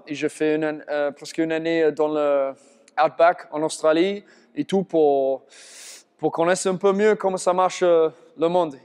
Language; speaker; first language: French; non-native, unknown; English